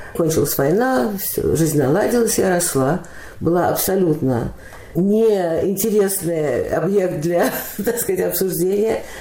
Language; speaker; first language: Russian; native; Russian